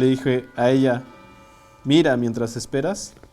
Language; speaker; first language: Spanish; native; Spanish